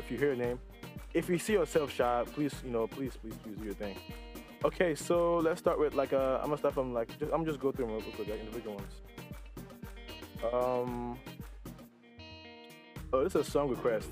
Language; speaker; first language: English; non-native, local second language; Igbo